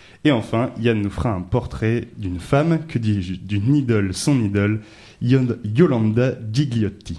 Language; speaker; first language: French; native; French